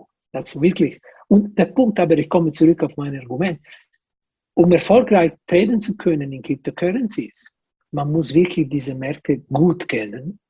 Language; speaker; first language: German; non-native, local second language; Italian